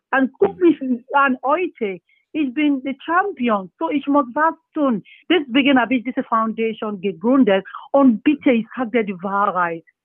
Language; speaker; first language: German; non-native, learner; Yoruba